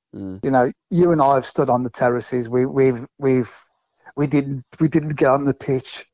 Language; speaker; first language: English; native; English